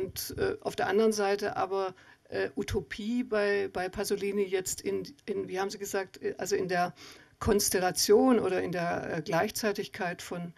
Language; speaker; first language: German; native; German